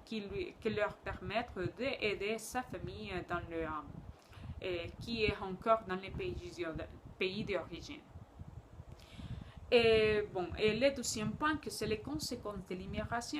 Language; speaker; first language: French; non-native, learner; Spanish